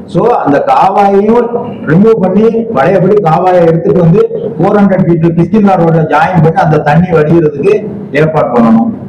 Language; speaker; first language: Tamil; native; Tamil